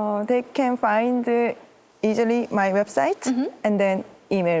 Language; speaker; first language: English; non-native, learner; Korean